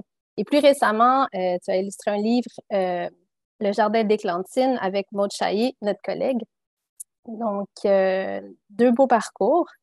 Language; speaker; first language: French; native; French